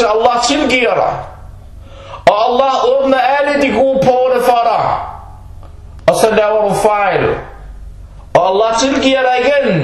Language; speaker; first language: Danish; early bilingual, other home language; Arabic